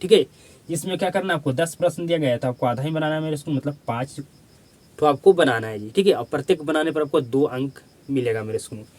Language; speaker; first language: Hindi; native; Hindi